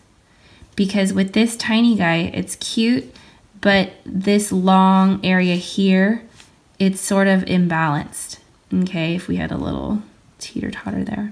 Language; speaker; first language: English; native; English